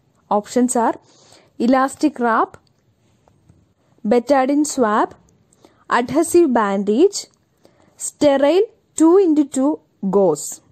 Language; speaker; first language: English; non-native, local second language; Malayalam